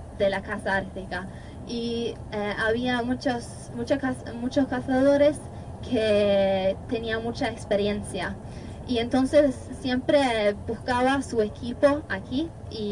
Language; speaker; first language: Spanish; non-native, fluent; Norwegian